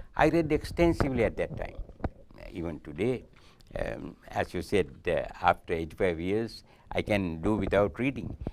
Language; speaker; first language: English; non-native, local second language; Sinhala